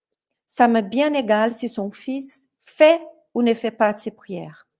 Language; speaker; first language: French; non-native, fluent; Portuguese